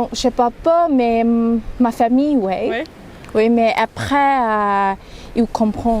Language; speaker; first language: French; non-native, learner; Thai